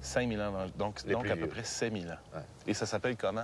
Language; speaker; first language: French; native; French